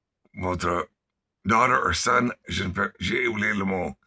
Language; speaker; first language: French; non-native, learner; English